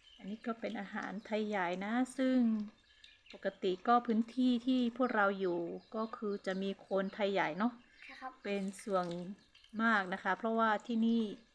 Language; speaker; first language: Thai; non-native, local second language; Hmong